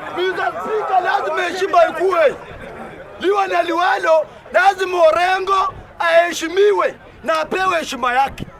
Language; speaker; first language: Swahili; native; Swahili